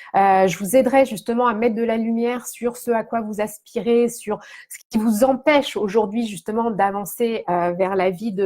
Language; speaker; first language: French; native; French